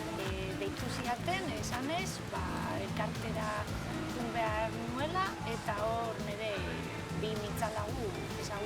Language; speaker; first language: Basque; non-native, fluent; Spanish